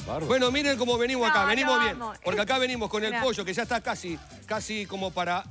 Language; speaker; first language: Spanish; native; Spanish